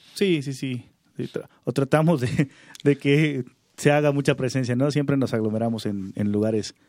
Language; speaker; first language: Spanish; non-native, local second language; Zapotec